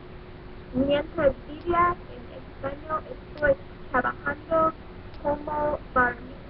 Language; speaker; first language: Spanish; non-native, learner; English